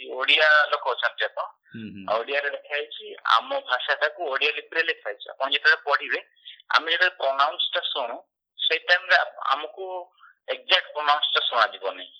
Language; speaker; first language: Odia; non-native, local second language; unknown